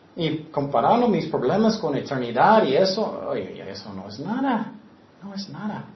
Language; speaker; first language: Spanish; non-native, fluent; English